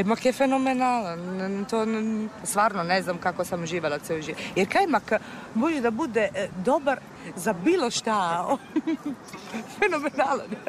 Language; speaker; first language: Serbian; non-native, fluent; Italian